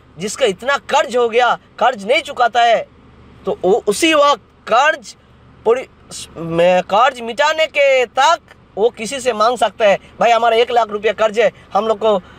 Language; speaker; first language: Hindi; non-native, local second language; Bangla